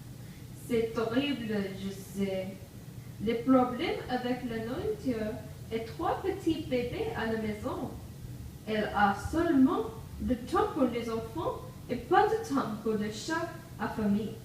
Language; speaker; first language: French; non-native, learner; English